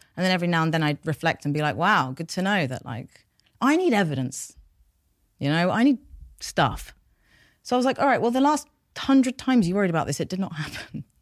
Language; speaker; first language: English; non-native, local second language; Persian